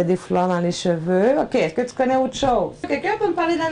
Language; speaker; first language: French; native; French